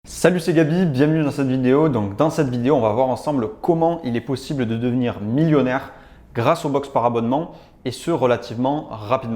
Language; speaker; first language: French; native; French